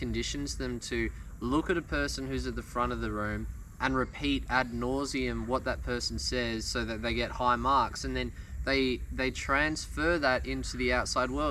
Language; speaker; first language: English; native; English